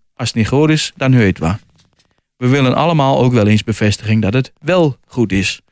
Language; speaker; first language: Dutch; native; Dutch